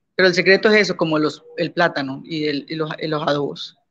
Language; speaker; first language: Spanish; native; Spanish